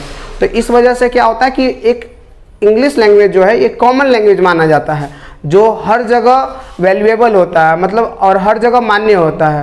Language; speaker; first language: Hindi; native; Hindi